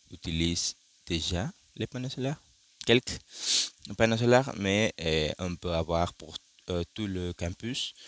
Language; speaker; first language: French; non-native, learner; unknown